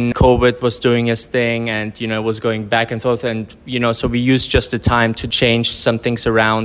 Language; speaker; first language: English; non-native, fluent; German